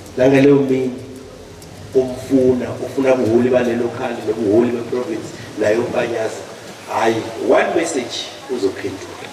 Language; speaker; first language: Zulu; non-native, local second language; Southern Sotho